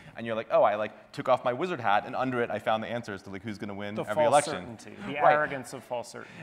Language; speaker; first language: English; native; English